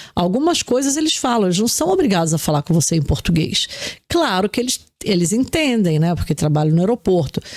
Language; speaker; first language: Portuguese; native; Portuguese